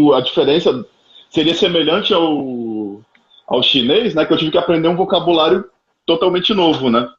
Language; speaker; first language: Portuguese; native; Portuguese